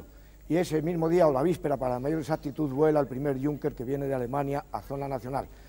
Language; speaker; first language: Spanish; native; Spanish